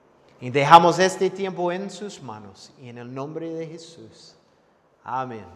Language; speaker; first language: Spanish; non-native, fluent; English